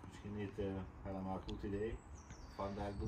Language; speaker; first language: Dutch; non-native, learner; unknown